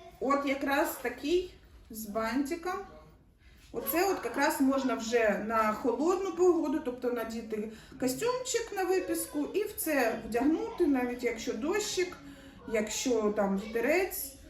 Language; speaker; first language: Ukrainian; native; Ukrainian